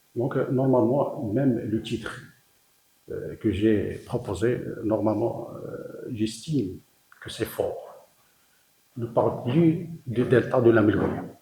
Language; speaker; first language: French; non-native, local second language; Arabic